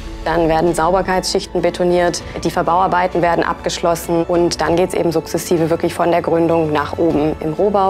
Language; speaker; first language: German; native; German